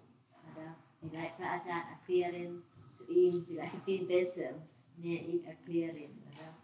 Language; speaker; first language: German; non-native, learner; Thai